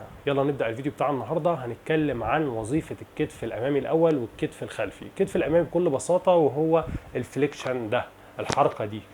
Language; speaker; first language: Arabic; native; Arabic